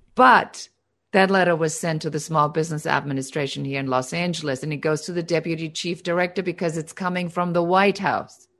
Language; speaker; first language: English; non-native, fluent; German